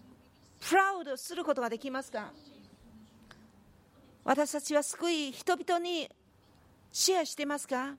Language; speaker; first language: Japanese; non-native, fluent; Korean